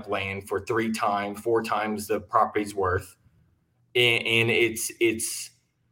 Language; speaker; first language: English; native; English